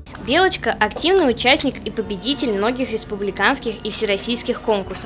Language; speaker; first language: Russian; native; Russian